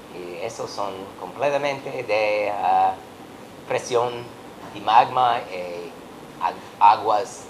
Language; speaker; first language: Spanish; non-native, learner; English